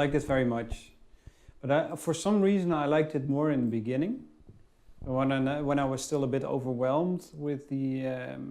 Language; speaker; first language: English; non-native, fluent; Dutch